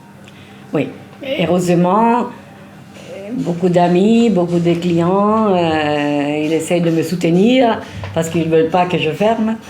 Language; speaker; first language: French; non-native, fluent; Italian